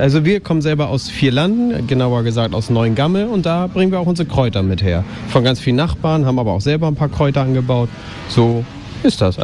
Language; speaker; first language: German; native; German